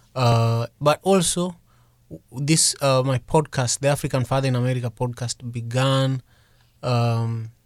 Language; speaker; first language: English; non-native, local second language; Luo (Kenya and Tanzania)